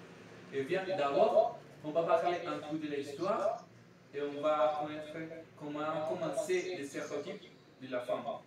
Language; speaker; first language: French; non-native, learner; Spanish